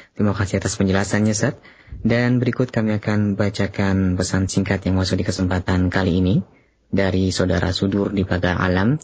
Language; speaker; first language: Indonesian; native; Indonesian